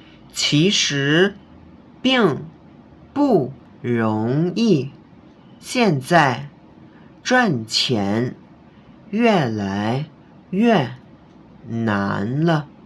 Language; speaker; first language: Chinese; non-native, fluent; Indonesian